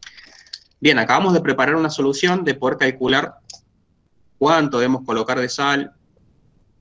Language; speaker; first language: Spanish; native; Spanish